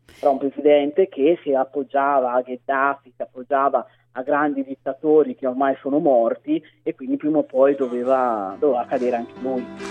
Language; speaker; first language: Italian; native; Italian